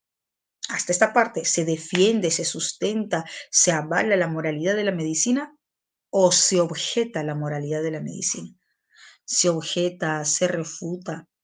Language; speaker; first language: Spanish; native; Spanish